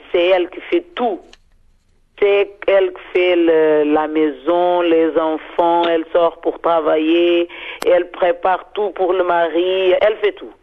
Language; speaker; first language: French; non-native, fluent; Portuguese